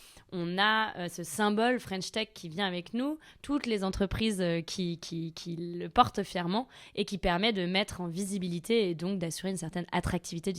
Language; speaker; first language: French; native; French